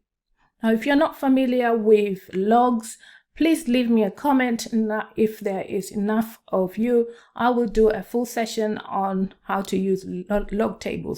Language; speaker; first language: English; non-native, local second language; Swahili